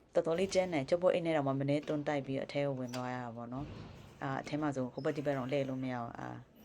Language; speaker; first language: Burmese; non-native, local second language; Kachin